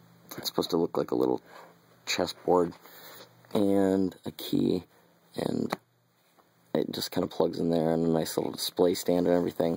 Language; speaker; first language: English; native; English